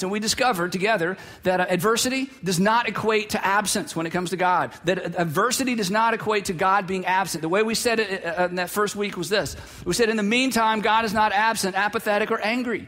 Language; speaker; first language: English; native; English